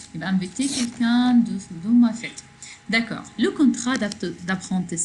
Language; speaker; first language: French; non-native, learner; Arabic